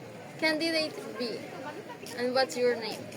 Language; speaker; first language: English; non-native, learner; Spanish